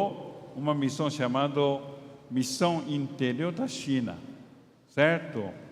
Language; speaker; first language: Portuguese; non-native, fluent; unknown